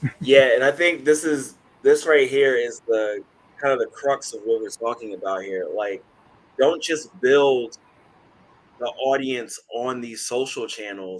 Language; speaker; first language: English; native; English